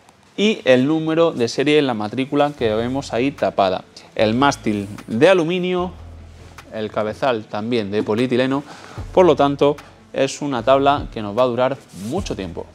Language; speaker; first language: Spanish; native; Spanish